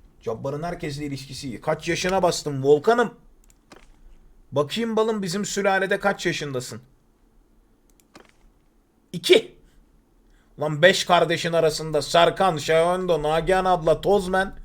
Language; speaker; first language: Turkish; native; Turkish